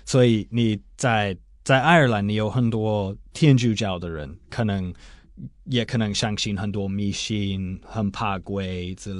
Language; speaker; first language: Chinese; non-native, fluent; English